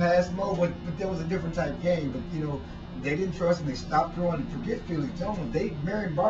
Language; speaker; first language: English; native; English